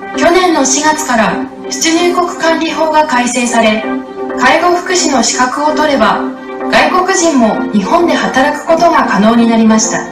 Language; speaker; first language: Japanese; native; Japanese